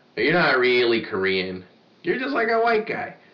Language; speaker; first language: English; native; English